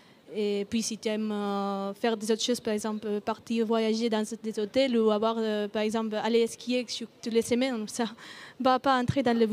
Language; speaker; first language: French; non-native, learner; Spanish